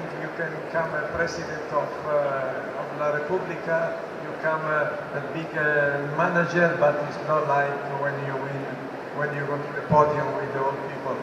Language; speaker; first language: English; non-native, learner; Italian